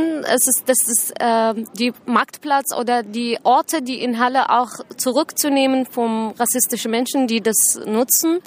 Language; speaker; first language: German; non-native, learner; Arabic